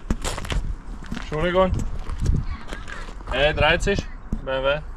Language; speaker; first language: German; non-native, learner; Latvian